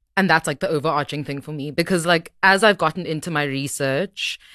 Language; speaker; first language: English; native; English